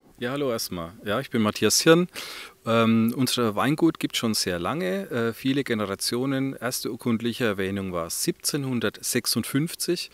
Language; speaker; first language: German; native; German